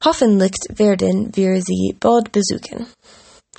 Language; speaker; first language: German; non-native, learner; English